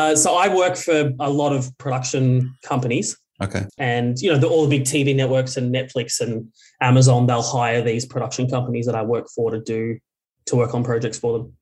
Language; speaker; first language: English; native; English